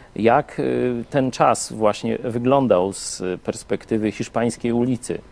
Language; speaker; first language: Polish; native; Polish